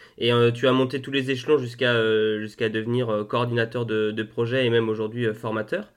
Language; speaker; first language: French; native; French